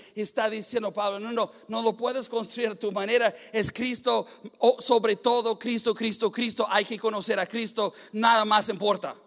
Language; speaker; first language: Spanish; non-native, fluent; English